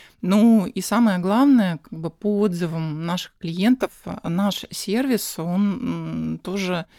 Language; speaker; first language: Russian; native; Russian